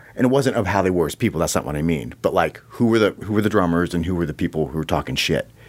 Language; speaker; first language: English; native; English